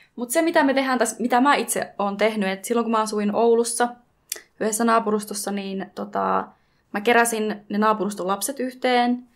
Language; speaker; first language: Finnish; native; Finnish